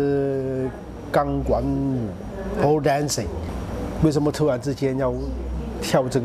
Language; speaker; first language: Chinese; non-native, local second language; Cantonese